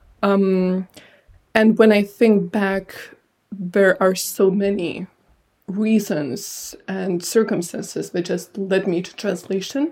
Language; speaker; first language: English; non-native, fluent; Lithuanian